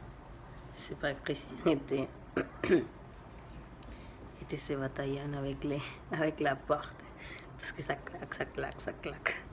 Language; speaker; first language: French; non-native, learner; Spanish